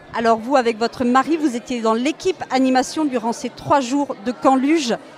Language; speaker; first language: French; native; French